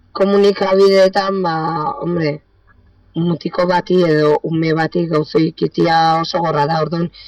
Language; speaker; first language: Basque; non-native, local second language; Spanish